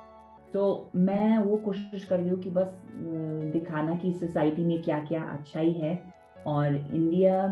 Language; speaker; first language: Hindi; non-native, fluent; English